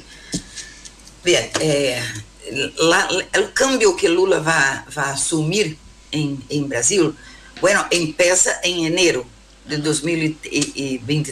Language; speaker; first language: Spanish; non-native, learner; Portuguese